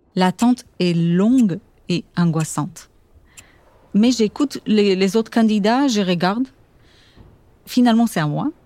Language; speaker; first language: French; non-native, fluent; Portuguese